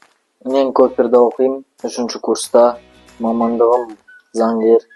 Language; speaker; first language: Kazakh; non-native, local second language; Russian